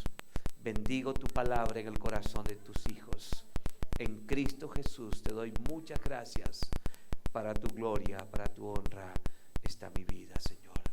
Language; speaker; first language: Spanish; native; Spanish